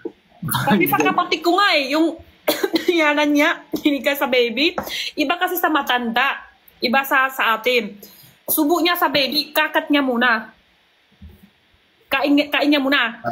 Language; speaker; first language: Filipino; non-native, learner; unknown